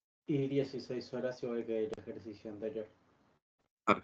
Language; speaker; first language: Spanish; native; Spanish